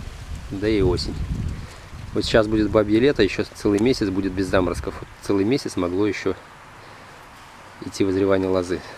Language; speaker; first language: Russian; native; Russian